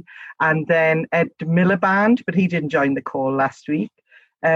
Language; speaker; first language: English; native; English